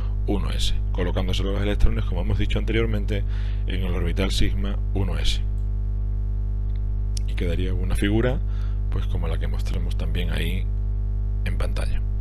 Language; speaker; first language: Spanish; native; Spanish